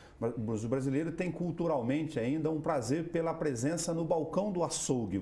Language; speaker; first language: Portuguese; native; Portuguese